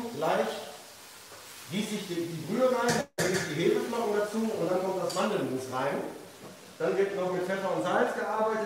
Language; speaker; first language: German; native; German